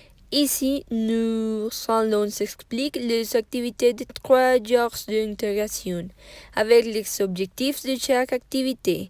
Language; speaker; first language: French; non-native, learner; Spanish